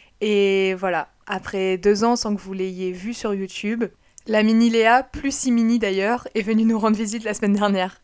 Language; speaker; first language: French; native; French